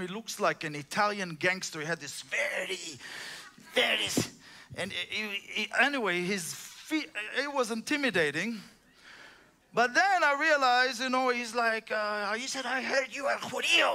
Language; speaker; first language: English; non-native, fluent; Hebrew